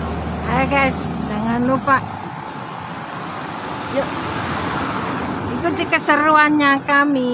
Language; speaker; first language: Indonesian; non-native, local second language; Javanese